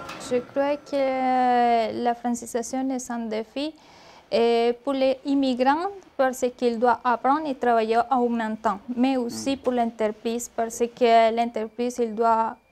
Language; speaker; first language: French; non-native, learner; Spanish